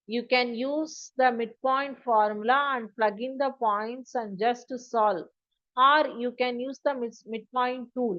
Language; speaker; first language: English; non-native, local second language; Tamil